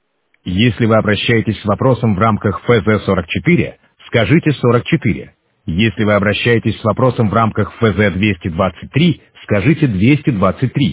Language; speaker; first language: Russian; native; Russian